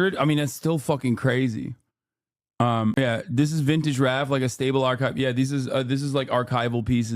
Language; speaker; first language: English; native; English